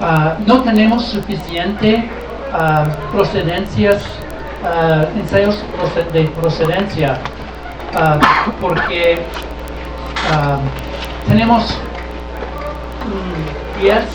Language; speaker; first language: Spanish; non-native, learner; English